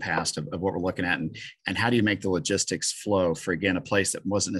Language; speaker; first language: English; native; English